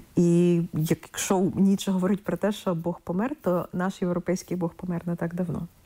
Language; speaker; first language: Ukrainian; non-native, local second language; Russian